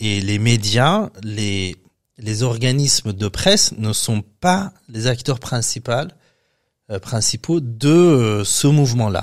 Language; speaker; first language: French; non-native, fluent; Persian